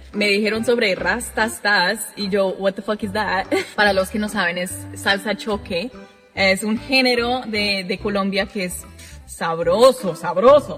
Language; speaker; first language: Spanish; non-native, fluent; English